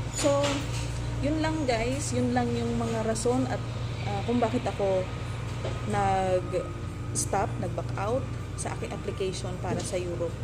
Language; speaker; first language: Filipino; non-native, local second language; Cebuano